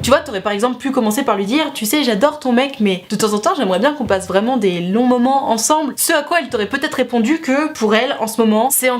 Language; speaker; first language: French; native; French